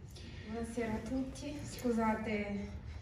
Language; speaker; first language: Italian; early bilingual, other home language; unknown